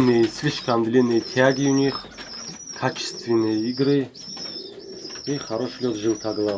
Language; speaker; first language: Russian; non-native, local second language; Tajik